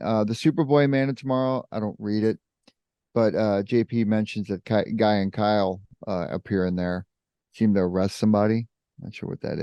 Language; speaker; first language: English; native; English